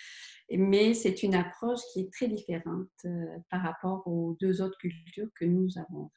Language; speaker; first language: French; native; French